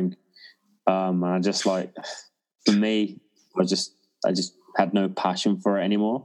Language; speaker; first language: English; native; English